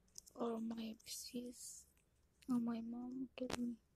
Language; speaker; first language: English; non-native, learner; Spanish